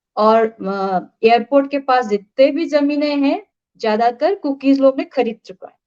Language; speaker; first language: Hindi; non-native, local second language; Manipuri